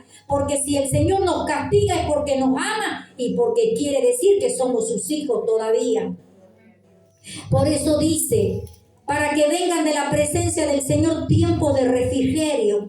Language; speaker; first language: Spanish; native; Spanish